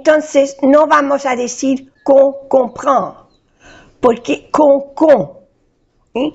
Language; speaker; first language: Spanish; non-native, fluent; French